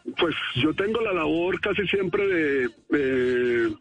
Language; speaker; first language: Spanish; native; Spanish